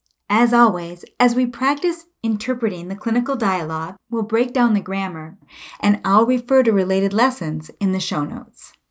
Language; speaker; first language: English; native; English